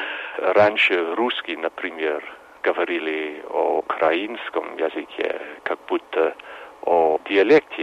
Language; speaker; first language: Russian; non-native, fluent; English